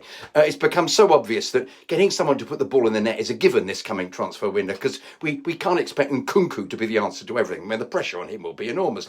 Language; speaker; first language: English; native; English